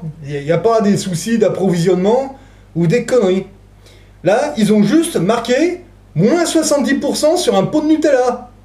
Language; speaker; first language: French; native; French